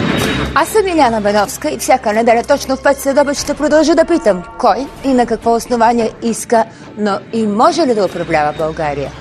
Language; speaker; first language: Bulgarian; native; Bulgarian